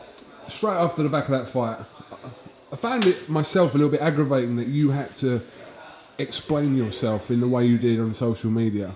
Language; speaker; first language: English; native; English